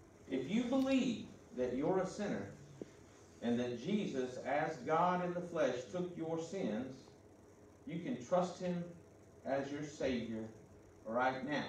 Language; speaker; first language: English; native; English